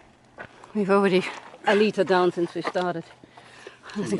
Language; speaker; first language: English; native; English